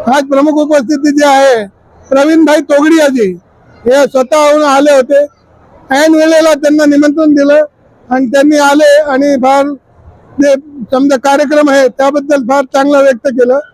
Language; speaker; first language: Marathi; non-native, local second language; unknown